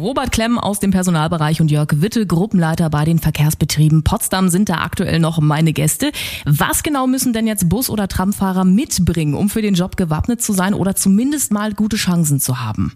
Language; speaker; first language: German; native; German